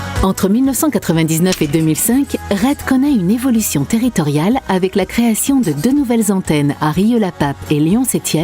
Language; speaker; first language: French; native; French